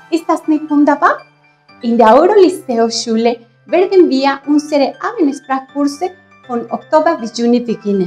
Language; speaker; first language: German; non-native, fluent; Spanish